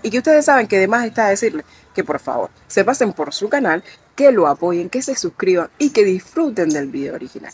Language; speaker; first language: Spanish; native; Spanish